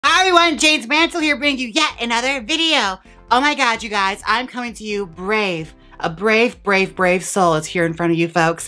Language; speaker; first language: English; native; English